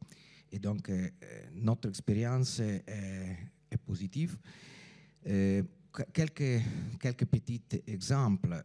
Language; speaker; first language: French; non-native, fluent; Italian